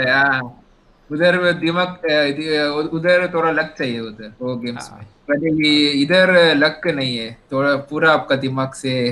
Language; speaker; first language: Hindi; non-native, local second language; Tamil